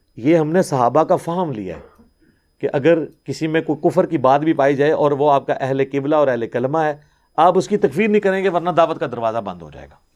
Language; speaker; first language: Urdu; non-native, local second language; Punjabi